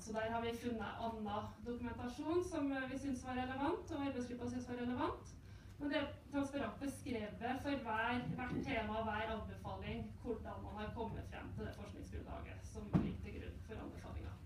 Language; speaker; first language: Norwegian; native; Norwegian